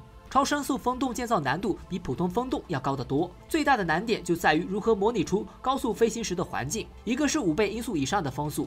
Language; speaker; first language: Chinese; native; Chinese